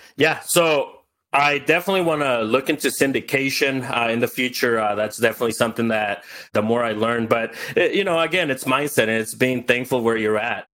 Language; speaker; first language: English; early bilingual, other home language; Spanish